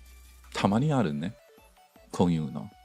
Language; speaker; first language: Japanese; non-native, learner; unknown